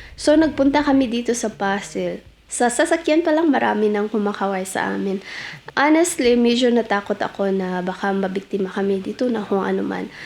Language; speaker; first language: Filipino; native; Filipino